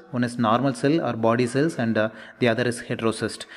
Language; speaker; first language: English; non-native, local second language; Tamil